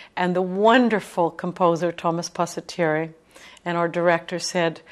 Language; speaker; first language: English; native; English